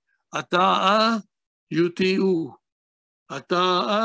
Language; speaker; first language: Arabic; non-native, fluent; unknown